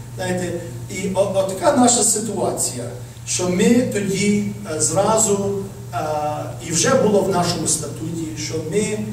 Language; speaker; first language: Ukrainian; early bilingual, heritage; Ukrainian